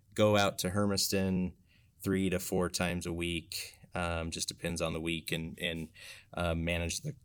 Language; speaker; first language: English; native; English